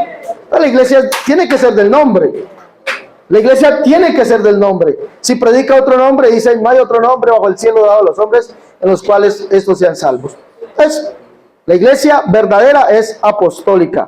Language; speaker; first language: Spanish; native; Spanish